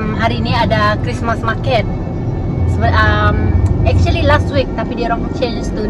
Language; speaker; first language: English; non-native, local second language; Malay